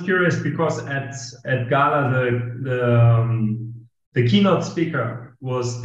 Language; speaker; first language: English; non-native, fluent; German